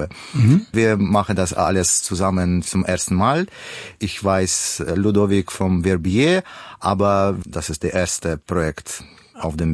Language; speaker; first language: German; non-native, learner; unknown